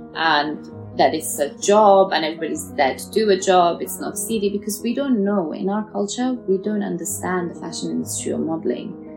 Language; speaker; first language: English; non-native, local second language; Persian